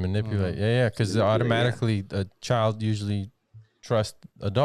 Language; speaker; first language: English; native; English